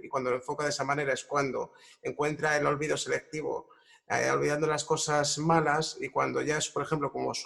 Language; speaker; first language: Spanish; native; Spanish